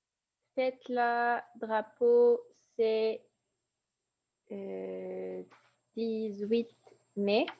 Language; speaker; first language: French; native; French